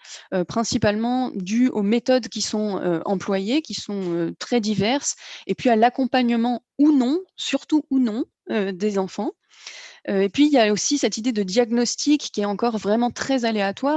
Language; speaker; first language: French; native; French